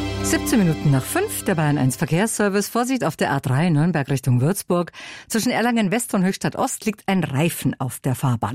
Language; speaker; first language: German; native; German